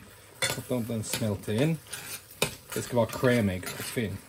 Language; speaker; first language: Swedish; non-native, fluent; English